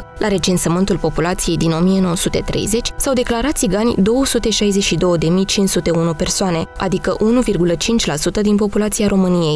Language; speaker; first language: Romanian; native; Romanian